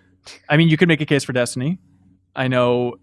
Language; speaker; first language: English; native; English